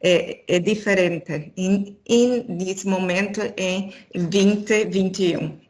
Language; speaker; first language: Spanish; non-native, learner; Portuguese